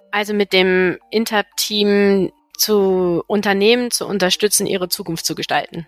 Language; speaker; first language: German; native; German